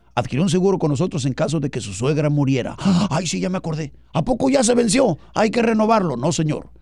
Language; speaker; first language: Spanish; native; Spanish